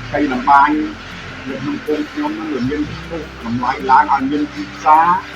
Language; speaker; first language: Khmer; native; Khmer